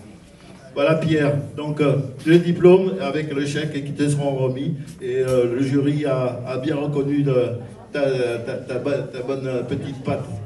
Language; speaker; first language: French; native; French